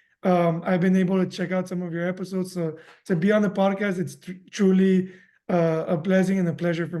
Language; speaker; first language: English; early bilingual, other home language; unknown